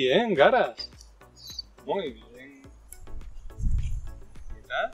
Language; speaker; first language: Spanish; native; Spanish